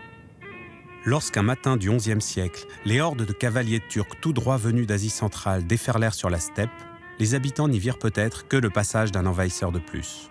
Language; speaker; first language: French; native; French